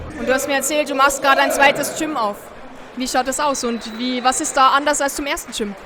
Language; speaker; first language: German; native; German